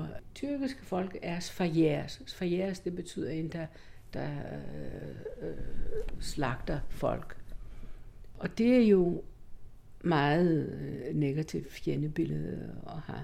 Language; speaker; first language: Danish; non-native, fluent; Greek